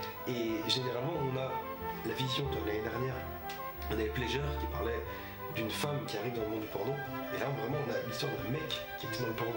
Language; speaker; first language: French; native; French